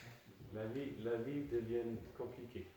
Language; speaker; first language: French; non-native, fluent; Danish